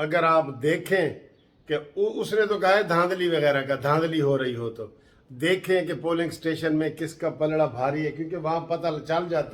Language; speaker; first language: Urdu; native; Urdu